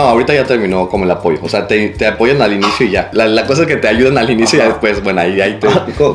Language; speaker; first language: Spanish; native; Spanish